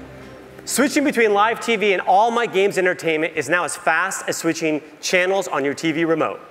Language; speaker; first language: English; native; English